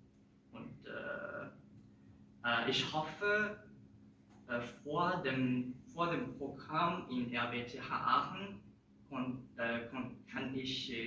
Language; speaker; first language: German; non-native, learner; Japanese